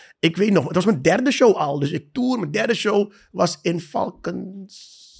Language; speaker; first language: Dutch; native; Dutch